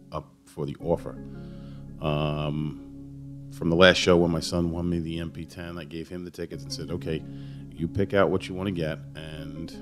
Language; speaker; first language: English; native; English